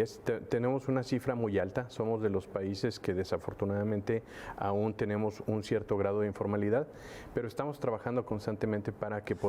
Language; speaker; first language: Spanish; native; Spanish